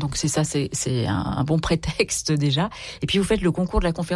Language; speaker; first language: French; native; French